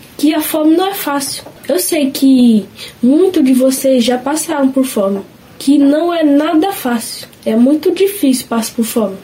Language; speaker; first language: Portuguese; non-native, learner; Haitian Creole